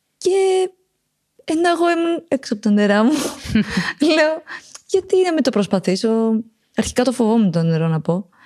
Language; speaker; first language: Greek; early bilingual, other home language; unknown